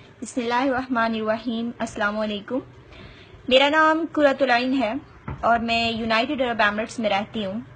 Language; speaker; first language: Urdu; non-native, local second language; Punjabi